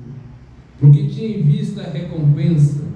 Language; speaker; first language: Portuguese; native; Portuguese